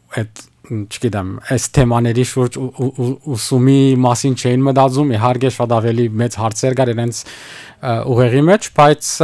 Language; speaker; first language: Armenian; early bilingual, heritage; Armenian